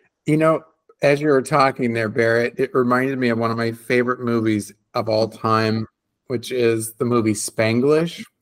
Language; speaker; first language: English; native; English